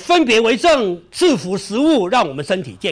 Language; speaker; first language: Chinese; native; Chinese